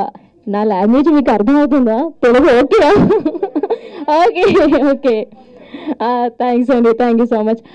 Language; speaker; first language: Telugu; non-native, learner; Malayalam